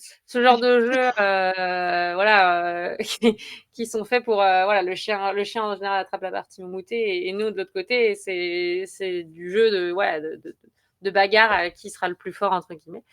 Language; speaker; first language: French; native; French